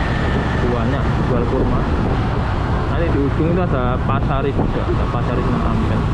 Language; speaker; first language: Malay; non-native, local second language; Javanese